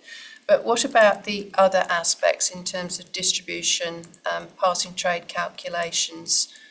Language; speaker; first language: English; native; English